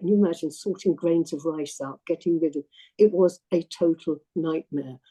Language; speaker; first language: English; native; English